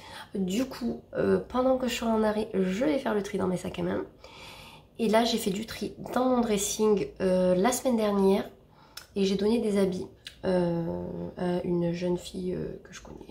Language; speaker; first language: French; native; French